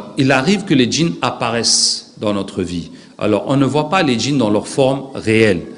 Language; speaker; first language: French; non-native, local second language; Arabic